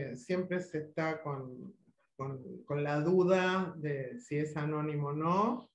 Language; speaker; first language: Spanish; native; Spanish